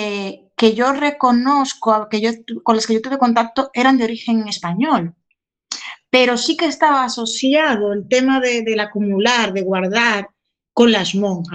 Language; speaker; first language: Spanish; native; Spanish